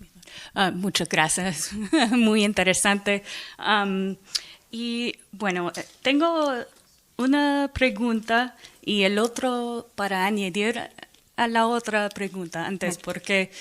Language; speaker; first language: Spanish; non-native, fluent; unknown